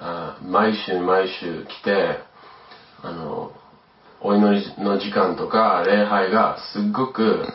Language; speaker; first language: Japanese; early bilingual, other home language; English